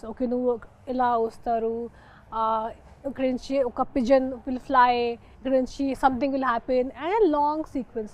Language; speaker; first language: Telugu; non-native, fluent; Hindi